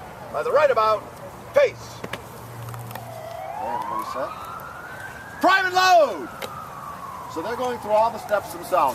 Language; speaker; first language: English; native; English